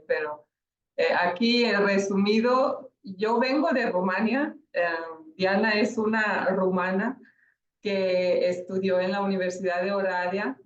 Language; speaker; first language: Spanish; non-native, fluent; Romanian